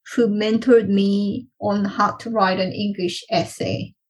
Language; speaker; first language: English; non-native, fluent; Korean